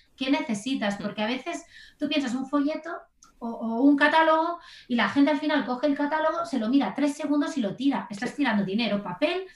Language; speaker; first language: Spanish; native; Spanish